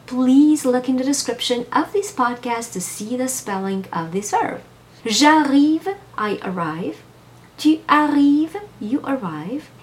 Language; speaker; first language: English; non-native, fluent; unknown